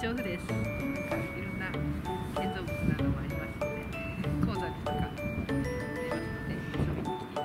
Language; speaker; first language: Japanese; native; Japanese